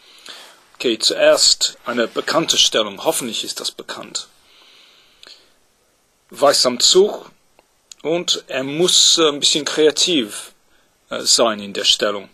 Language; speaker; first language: German; non-native, fluent; English